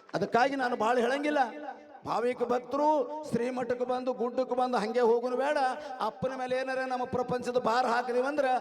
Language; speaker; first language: Kannada; native; Kannada